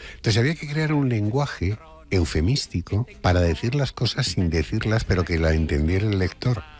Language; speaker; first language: Spanish; native; Spanish